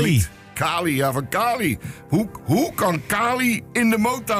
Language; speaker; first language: Dutch; native; Dutch